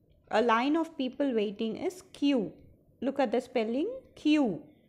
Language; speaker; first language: English; non-native, local second language; Tamil